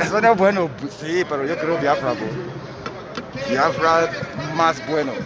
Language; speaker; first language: Spanish; non-native, learner; Igbo